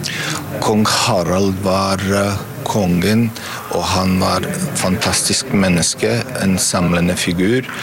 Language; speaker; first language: Norwegian; non-native, fluent; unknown